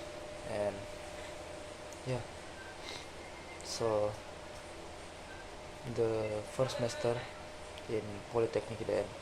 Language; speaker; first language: English; non-native, learner; Indonesian